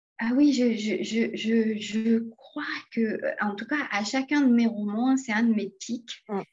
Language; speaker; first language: French; non-native, local second language; Morisyen